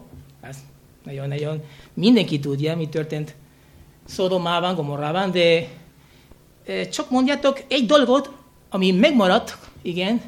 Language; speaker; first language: Hungarian; non-native, fluent; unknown